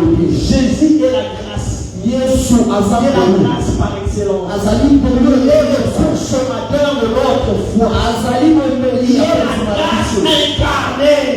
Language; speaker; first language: French; non-native, local second language; Lingala